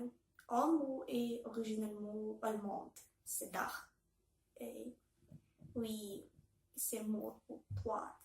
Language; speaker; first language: French; non-native, learner; Belarusian